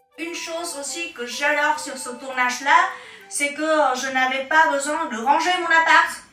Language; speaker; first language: French; non-native, fluent; Vietnamese